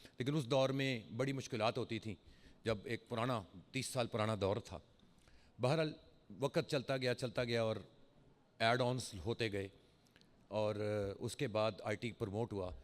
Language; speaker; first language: Urdu; early bilingual, heritage; Urdu